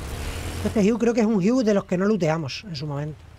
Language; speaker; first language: Spanish; native; Spanish